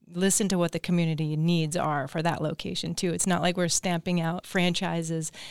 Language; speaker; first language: English; native; English